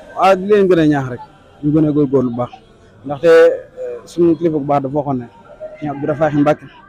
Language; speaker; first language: Wolof; non-native, local second language; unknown